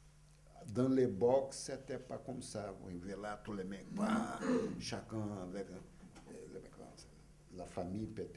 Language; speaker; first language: French; non-native, fluent; Portuguese